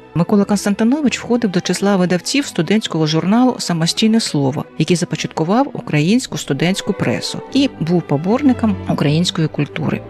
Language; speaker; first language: Ukrainian; native; Ukrainian